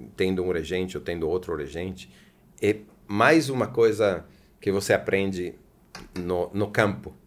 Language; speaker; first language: Portuguese; non-native, fluent; Italian